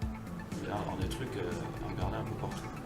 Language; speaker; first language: French; native; French